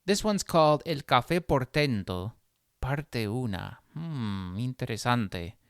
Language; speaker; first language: Spanish; non-native, fluent; English